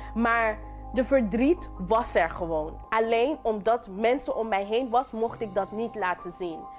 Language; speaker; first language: Dutch; non-native, local second language; English